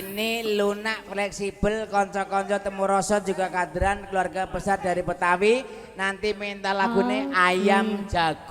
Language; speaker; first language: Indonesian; non-native, local second language; Javanese